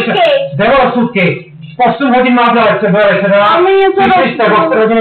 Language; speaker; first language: Czech; native; Czech